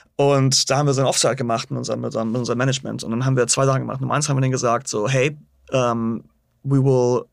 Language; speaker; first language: German; native; German